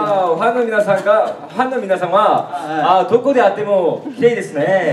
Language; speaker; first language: Japanese; non-native, learner; Korean